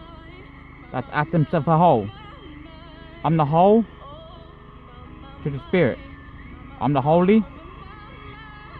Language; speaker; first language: English; native; English